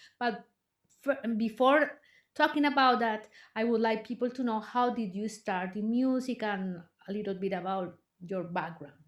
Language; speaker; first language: English; non-native, fluent; Spanish